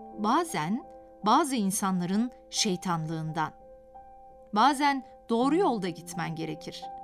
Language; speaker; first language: Turkish; native; Turkish